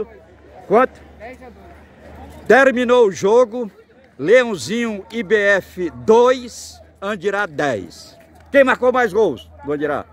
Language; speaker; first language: Portuguese; native; Portuguese